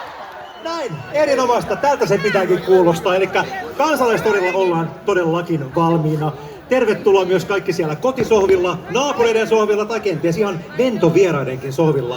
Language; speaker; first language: Finnish; native; Finnish